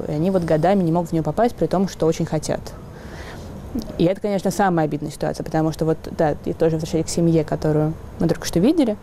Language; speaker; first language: Russian; native; Russian